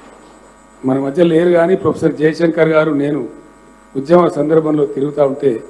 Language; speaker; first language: Telugu; native; Telugu